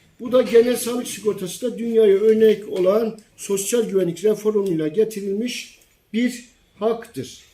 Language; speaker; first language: Turkish; native; Turkish